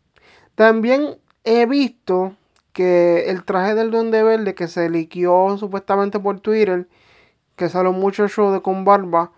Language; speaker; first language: Spanish; native; Spanish